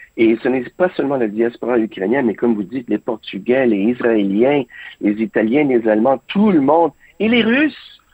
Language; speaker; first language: French; early bilingual, other home language; Ukrainian